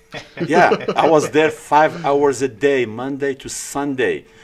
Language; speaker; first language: English; early bilingual, other home language; Arabic